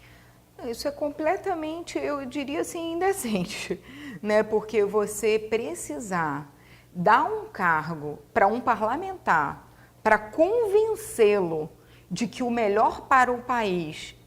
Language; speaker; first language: Portuguese; native; Portuguese